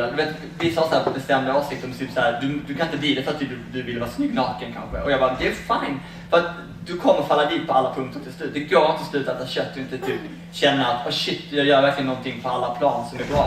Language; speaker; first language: Swedish; native; Swedish